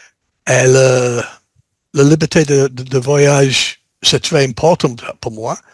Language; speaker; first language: French; non-native, learner; English